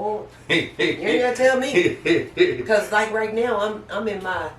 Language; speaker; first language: English; native; English